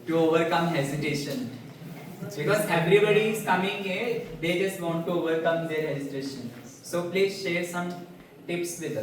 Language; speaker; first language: English; non-native, fluent; Hindi